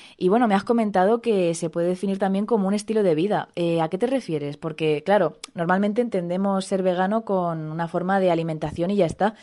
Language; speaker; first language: Spanish; native; Spanish